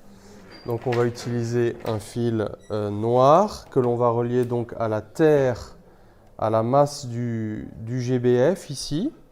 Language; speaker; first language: French; native; French